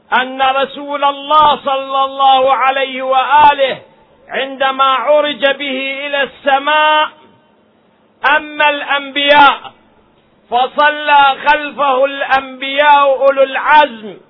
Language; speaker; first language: Arabic; native; Arabic